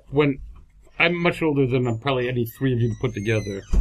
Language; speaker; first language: English; native; English